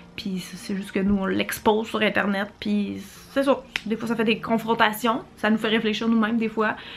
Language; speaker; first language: French; native; French